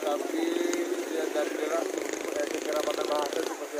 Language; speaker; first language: Indonesian; non-native, local second language; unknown